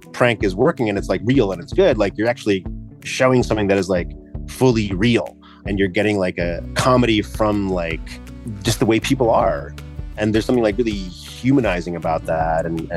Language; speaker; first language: English; early bilingual, other home language; Japanese